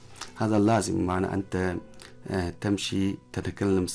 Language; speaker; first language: Arabic; non-native, learner; Chinese